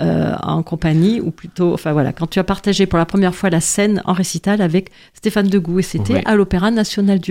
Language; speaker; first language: French; native; French